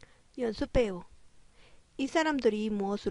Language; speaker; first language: Korean; non-native, fluent; Spanish